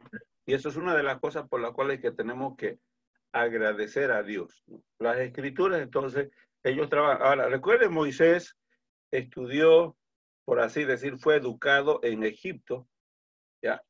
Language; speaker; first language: Spanish; native; Spanish